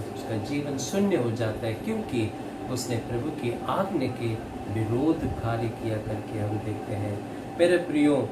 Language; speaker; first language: Hindi; non-native, local second language; Kannada